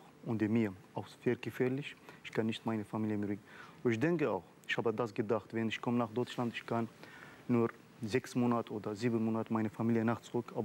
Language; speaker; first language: German; non-native, learner; Arabic